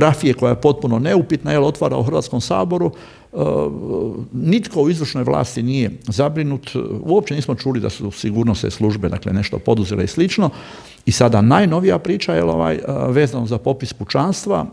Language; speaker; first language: Croatian; native; Croatian